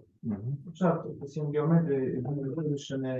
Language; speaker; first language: Hebrew; non-native, learner; Russian